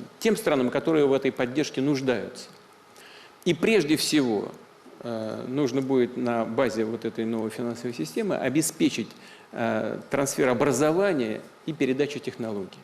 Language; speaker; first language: Russian; native; Russian